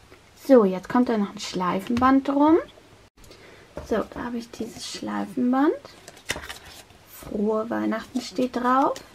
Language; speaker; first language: German; native; German